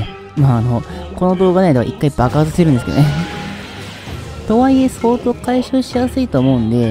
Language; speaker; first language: Japanese; native; Japanese